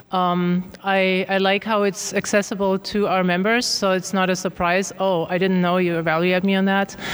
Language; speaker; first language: English; non-native, fluent; German